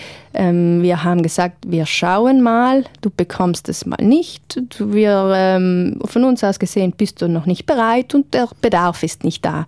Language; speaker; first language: German; native; German